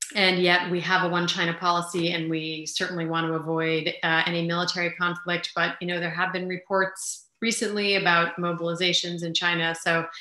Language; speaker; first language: English; early bilingual, other home language; Armenian